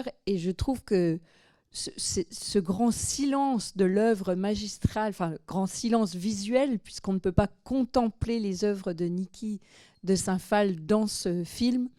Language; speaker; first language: French; native; French